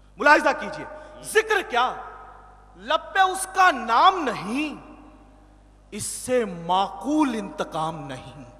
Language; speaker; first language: Urdu; non-native, local second language; Hindi